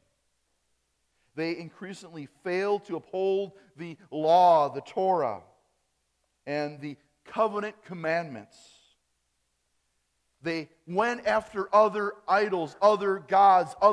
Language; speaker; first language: English; early bilingual, other home language; German